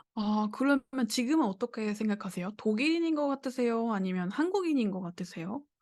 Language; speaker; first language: Korean; native; Korean